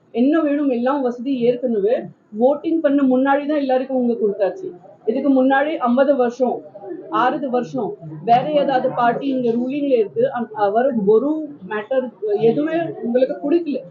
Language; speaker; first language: Tamil; non-native, local second language; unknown